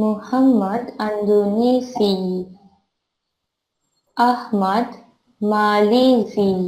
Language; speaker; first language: Arabic; non-native, learner; Bangla